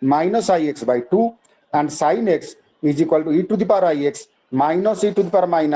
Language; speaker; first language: English; non-native, local second language; Hindi